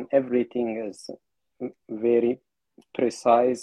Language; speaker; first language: English; non-native, fluent; Amharic